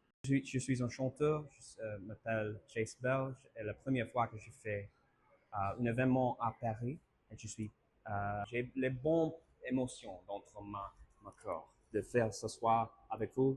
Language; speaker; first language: French; non-native, learner; English